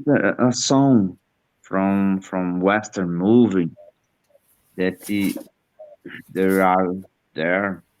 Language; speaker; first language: English; non-native, learner; Portuguese